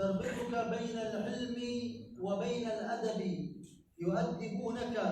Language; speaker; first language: Arabic; native; Arabic